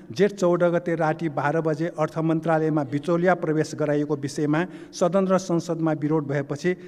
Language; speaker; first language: Nepali; non-native, local second language; Newari